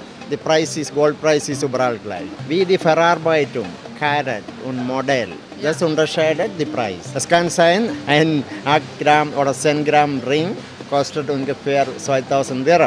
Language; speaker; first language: German; non-native, learner; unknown